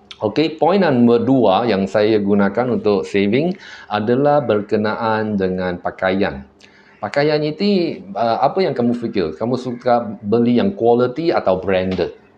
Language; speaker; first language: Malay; non-native, local second language; Chinese